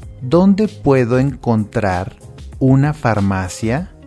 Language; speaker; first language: Spanish; non-native, fluent; English